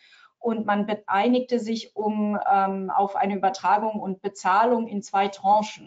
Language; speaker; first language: German; native; German